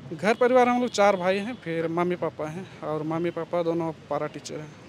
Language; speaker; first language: Hindi; native; Hindi